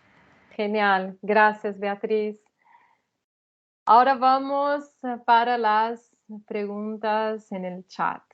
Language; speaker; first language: Spanish; non-native, fluent; Portuguese